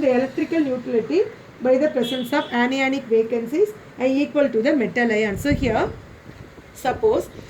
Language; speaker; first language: English; non-native, local second language; Tamil